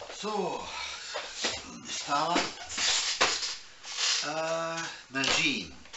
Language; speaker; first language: Spanish; early bilingual, heritage; Spanish